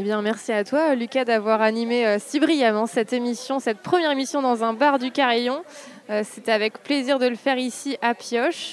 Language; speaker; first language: French; native; French